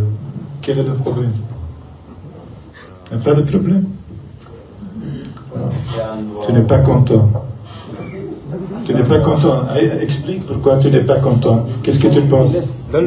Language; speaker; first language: French; non-native, local second language; Dutch